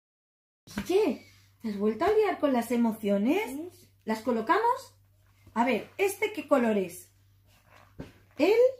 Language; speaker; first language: Spanish; native; Spanish